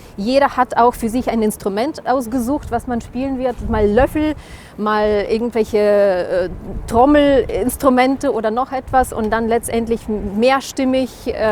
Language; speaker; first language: German; non-native, fluent; Russian